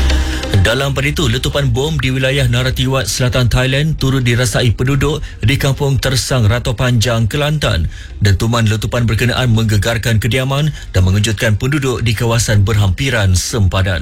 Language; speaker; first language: Malay; native; Malay